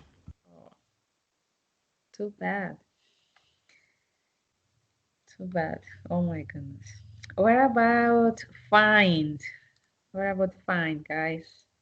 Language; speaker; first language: English; non-native, fluent; Spanish